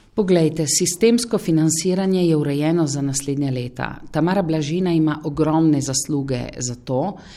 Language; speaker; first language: Slovenian; native; Slovenian